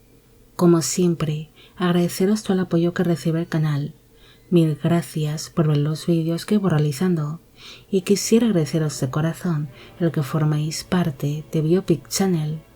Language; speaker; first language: Spanish; native; Spanish